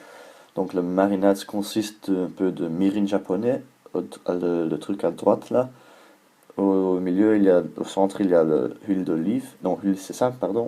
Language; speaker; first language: French; non-native, learner; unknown